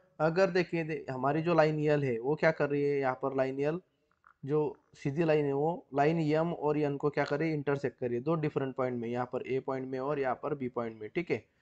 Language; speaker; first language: Hindi; non-native, local second language; Marathi